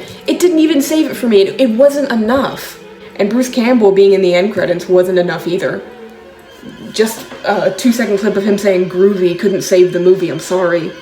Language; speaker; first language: English; native; English